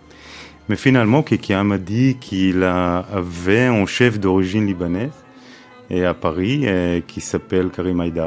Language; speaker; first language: French; non-native, fluent; Hebrew